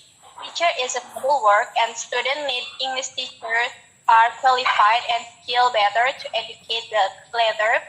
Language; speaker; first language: English; non-native, learner; Indonesian